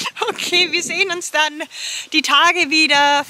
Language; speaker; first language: German; native; German